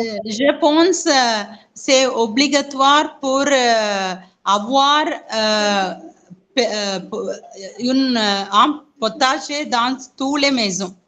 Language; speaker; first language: French; non-native, learner; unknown